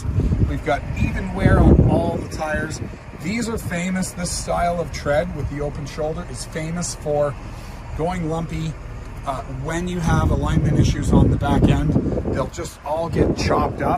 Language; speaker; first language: English; native; English